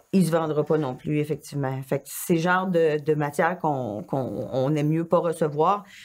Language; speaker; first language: French; native; French